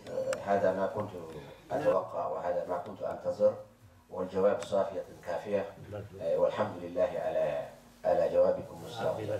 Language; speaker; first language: Arabic; non-native, fluent; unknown